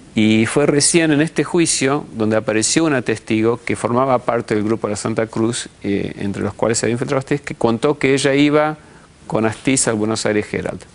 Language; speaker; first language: Spanish; early bilingual, heritage; Spanish